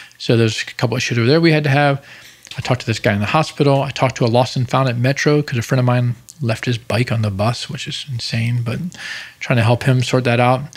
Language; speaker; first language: English; native; English